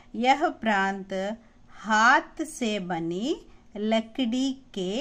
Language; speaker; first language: Hindi; non-native, local second language; Telugu